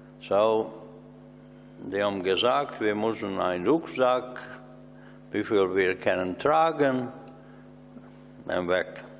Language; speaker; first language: German; non-native, learner; Hungarian